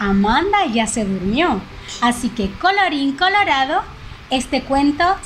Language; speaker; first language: Spanish; native; Spanish